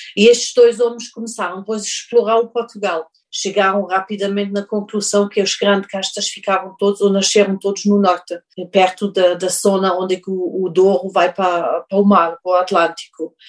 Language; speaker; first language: Portuguese; non-native, fluent; German